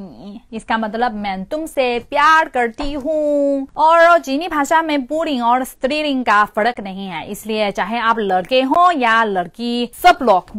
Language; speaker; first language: Hindi; non-native, fluent; Chinese